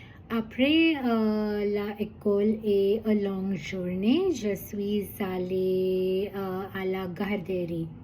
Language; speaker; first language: French; non-native, learner; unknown